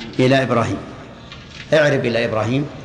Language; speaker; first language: Arabic; native; Arabic